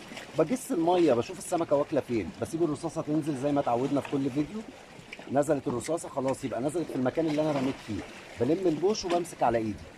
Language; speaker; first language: Arabic; native; Arabic